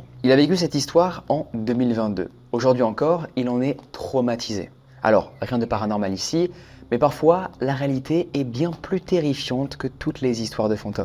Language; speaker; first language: French; native; French